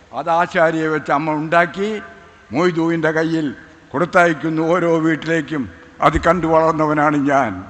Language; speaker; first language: Malayalam; native; Malayalam